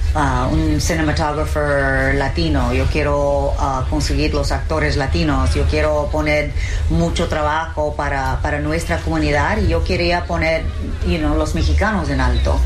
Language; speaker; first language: Spanish; early bilingual, heritage; English